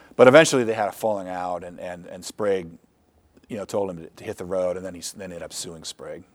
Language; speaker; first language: English; native; English